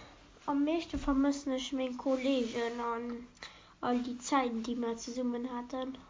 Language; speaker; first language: German; non-native, local second language; Luxembourgish